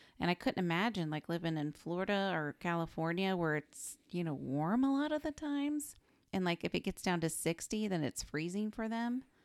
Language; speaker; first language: English; native; English